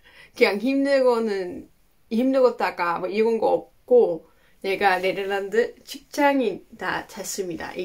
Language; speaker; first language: Korean; non-native, learner; Dutch